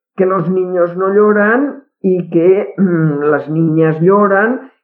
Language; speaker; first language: Spanish; non-native, local second language; Catalan